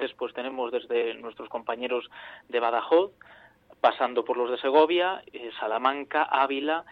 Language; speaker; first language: Spanish; native; Spanish